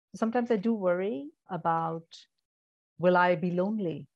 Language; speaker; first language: English; non-native, local second language; Malayalam